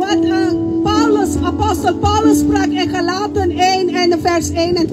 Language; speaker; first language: Dutch; non-native, local second language; Papiamento